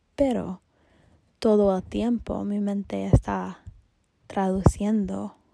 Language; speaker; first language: Spanish; non-native, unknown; English